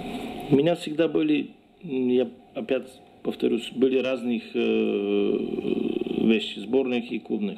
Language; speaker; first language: Russian; non-native, learner; Bulgarian